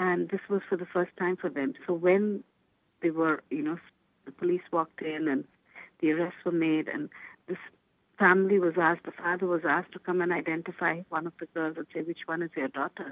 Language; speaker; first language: English; non-native, local second language; Bangla